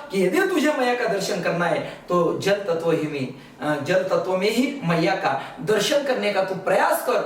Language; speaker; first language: Hindi; non-native, local second language; Marathi